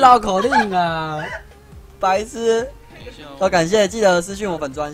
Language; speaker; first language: Chinese; native; Chinese